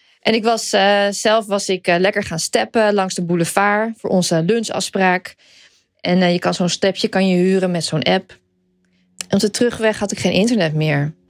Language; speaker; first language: Dutch; native; Dutch